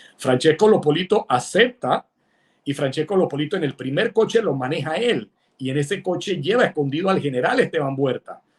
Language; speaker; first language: Spanish; early bilingual, other home language; Italian